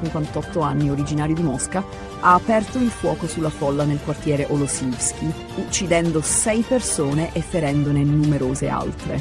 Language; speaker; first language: Italian; native; Italian